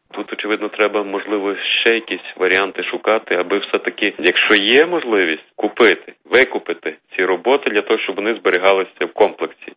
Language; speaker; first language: Ukrainian; native; Ukrainian